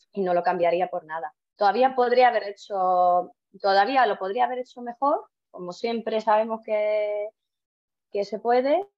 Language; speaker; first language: Spanish; non-native, fluent; Estonian